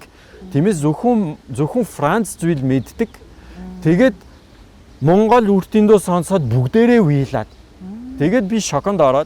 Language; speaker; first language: Mongolian; non-native, fluent; French